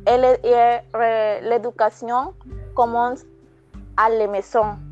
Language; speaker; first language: French; non-native, learner; Spanish